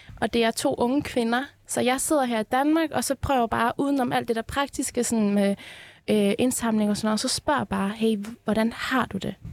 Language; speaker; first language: Danish; early bilingual, other home language; Persian